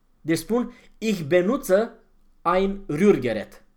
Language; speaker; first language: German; non-native, fluent; Romanian